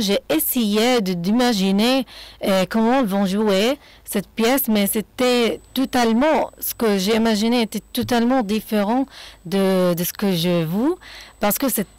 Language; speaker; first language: French; non-native, fluent; Arabic